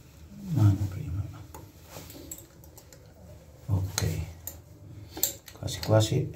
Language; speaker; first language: Italian; non-native, learner; Filipino